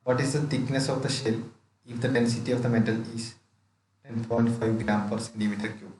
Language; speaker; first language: English; non-native, local second language; Malayalam